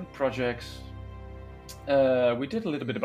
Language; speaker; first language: English; non-native, fluent; Dutch